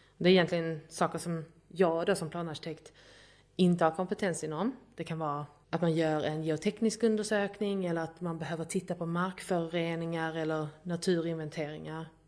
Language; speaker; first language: Swedish; native; Swedish